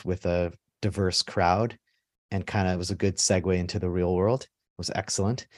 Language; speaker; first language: English; native; English